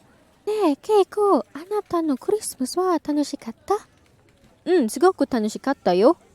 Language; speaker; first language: Japanese; non-native, learner; English